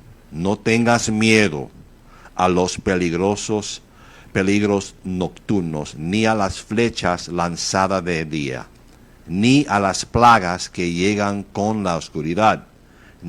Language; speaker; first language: Spanish; native; Spanish